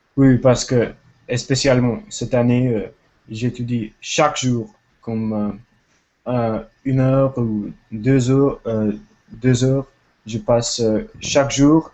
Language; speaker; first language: French; non-native, learner; English